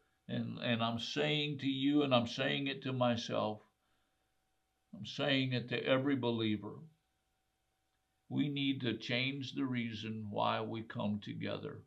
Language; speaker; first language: English; native; English